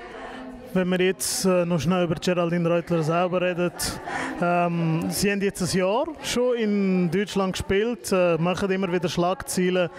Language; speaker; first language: German; native; German